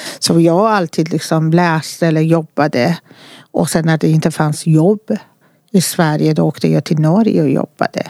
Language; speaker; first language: Swedish; non-native, fluent; Persian